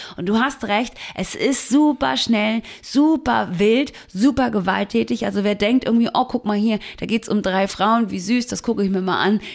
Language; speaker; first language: German; native; German